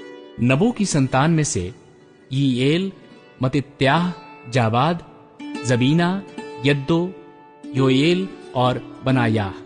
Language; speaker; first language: Hindi; native; Hindi